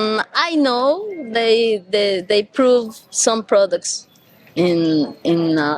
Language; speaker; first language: English; non-native, learner; Spanish